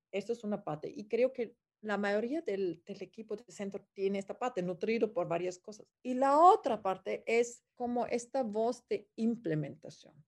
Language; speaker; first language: Spanish; non-native, fluent; German